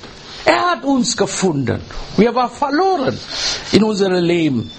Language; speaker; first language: German; non-native, learner; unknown